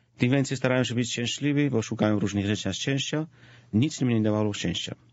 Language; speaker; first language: Polish; non-native, fluent; Georgian